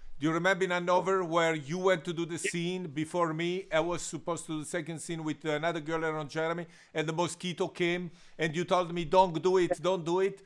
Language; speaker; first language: English; non-native, fluent; Italian